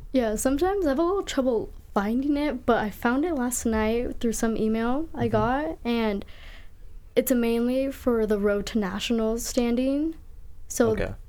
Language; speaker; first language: English; native; English